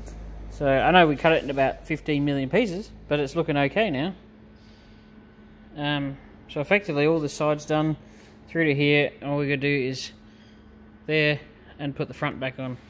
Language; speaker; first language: English; native; English